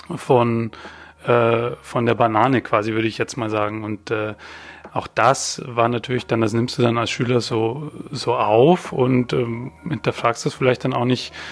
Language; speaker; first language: German; native; German